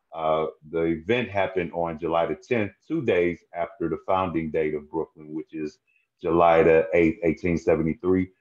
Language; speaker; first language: English; native; English